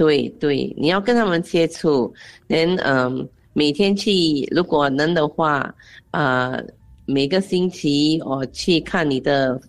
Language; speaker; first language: Chinese; non-native, local second language; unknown